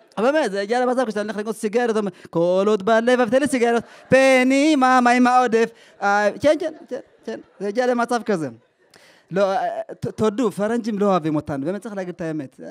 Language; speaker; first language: Hebrew; early bilingual, other home language; Amharic